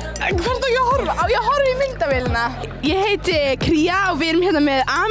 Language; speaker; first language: Icelandic; native; Icelandic